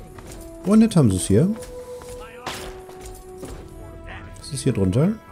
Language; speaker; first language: German; native; German